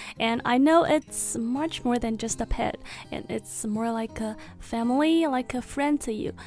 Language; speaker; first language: English; non-native, fluent; Chinese